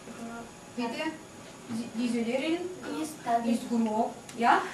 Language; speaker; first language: German; non-native, fluent; Russian